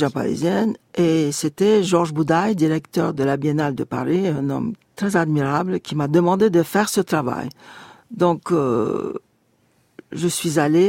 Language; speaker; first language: French; non-native, fluent; Turkish